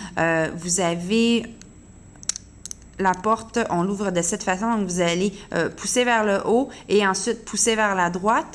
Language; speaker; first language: French; native; French